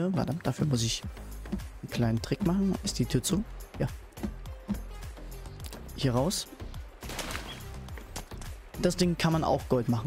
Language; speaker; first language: German; native; German